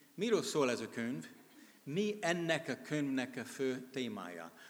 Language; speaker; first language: Hungarian; non-native, fluent; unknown